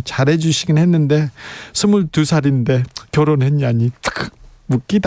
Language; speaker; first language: Korean; native; Korean